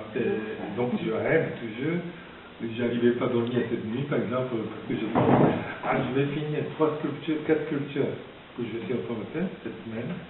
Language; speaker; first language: French; non-native, fluent; Japanese